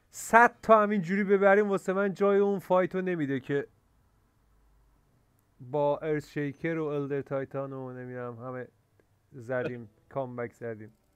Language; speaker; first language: Persian; non-native, local second language; Azerbaijani